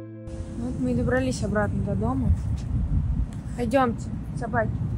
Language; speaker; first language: Russian; native; Russian